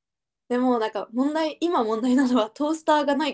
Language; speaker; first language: Japanese; native; Japanese